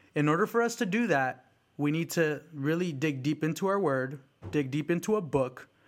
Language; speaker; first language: English; early bilingual, other home language; Spanish